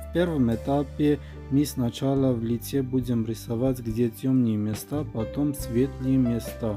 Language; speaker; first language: Russian; non-native, fluent; Armenian